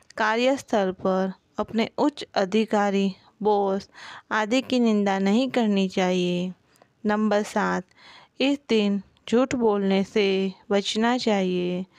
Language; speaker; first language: Hindi; non-native, local second language; Gujarati